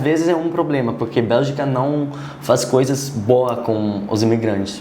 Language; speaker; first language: Portuguese; non-native, learner; Dutch